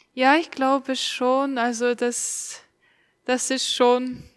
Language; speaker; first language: German; non-native, fluent; Estonian